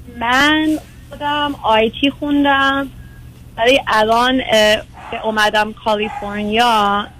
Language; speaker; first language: Persian; early bilingual, heritage; Persian